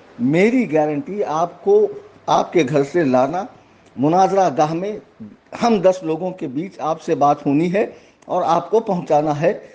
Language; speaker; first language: Urdu; native; Urdu